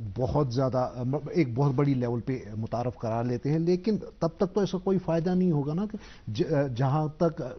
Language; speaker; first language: Hindi; non-native, local second language; Kashmiri